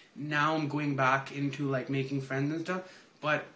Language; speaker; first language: English; early bilingual, other home language; Hindi